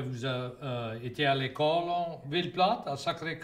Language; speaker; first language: French; native; French